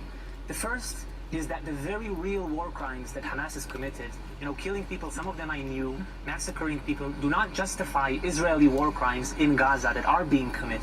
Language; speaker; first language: English; non-native, fluent; Hebrew